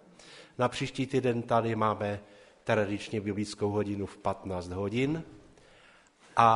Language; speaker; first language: Czech; non-native, local second language; Polish